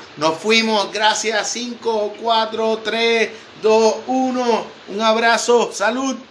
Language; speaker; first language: Spanish; native; Spanish